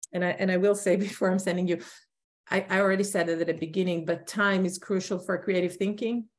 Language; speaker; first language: English; non-native, fluent; Hebrew